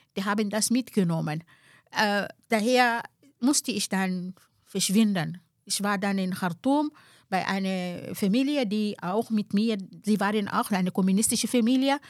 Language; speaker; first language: German; non-native, fluent; Arabic